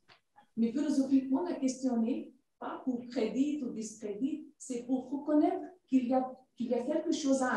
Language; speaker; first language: French; non-native, fluent; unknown